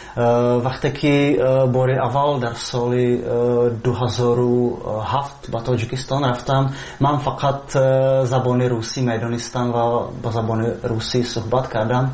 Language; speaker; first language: Persian; non-native, fluent; Slovak